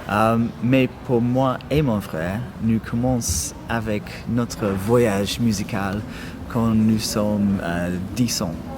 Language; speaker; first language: French; non-native, learner; English